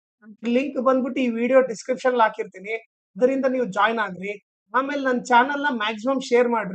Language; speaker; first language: Kannada; native; Kannada